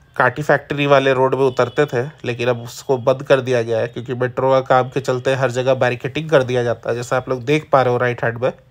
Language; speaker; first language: Hindi; native; Hindi